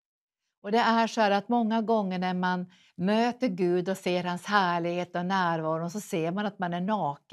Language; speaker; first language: Swedish; native; Swedish